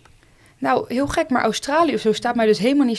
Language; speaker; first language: Dutch; native; Dutch